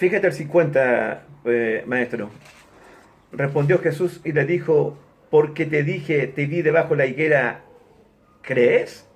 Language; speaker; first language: Spanish; native; Spanish